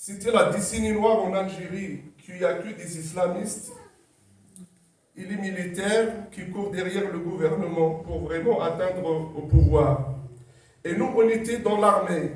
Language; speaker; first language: French; non-native, local second language; Kabyle